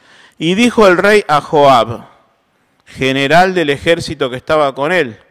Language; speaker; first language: Spanish; native; Spanish